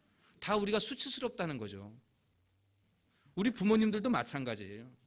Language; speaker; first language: Korean; native; Korean